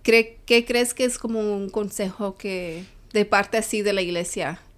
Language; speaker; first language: Spanish; early bilingual, other home language; English